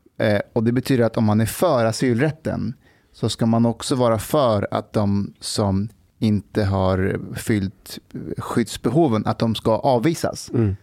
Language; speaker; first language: Swedish; early bilingual, other home language; Persian